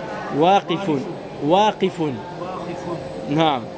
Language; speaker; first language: Arabic; non-native, fluent; French